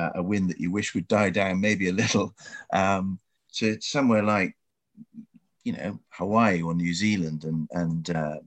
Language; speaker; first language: English; native; English